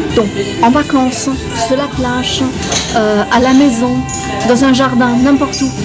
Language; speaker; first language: French; non-native, fluent; German